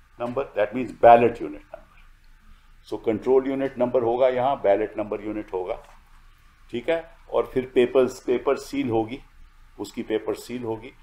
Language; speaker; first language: Hindi; native; Hindi